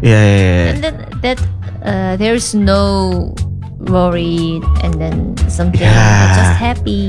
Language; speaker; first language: English; non-native, learner; Indonesian